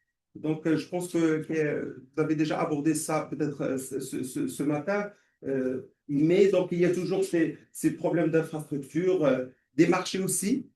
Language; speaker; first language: French; non-native, local second language; Arabic